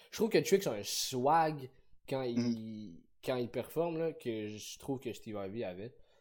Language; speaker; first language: French; native; French